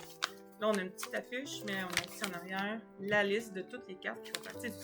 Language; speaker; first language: French; native; French